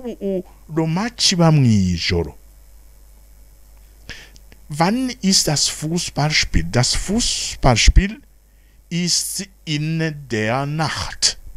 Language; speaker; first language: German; non-native, fluent; Rundi